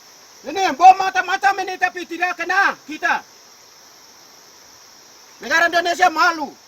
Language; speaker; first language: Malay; non-native, local second language; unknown